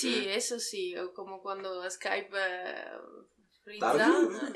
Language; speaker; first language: Spanish; non-native, fluent; Italian